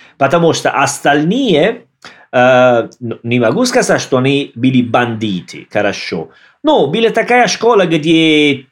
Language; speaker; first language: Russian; non-native, learner; Italian